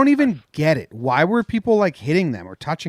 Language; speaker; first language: English; native; English